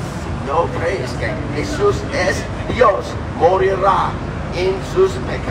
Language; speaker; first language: Spanish; non-native, learner; English